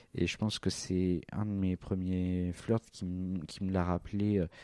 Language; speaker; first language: French; native; French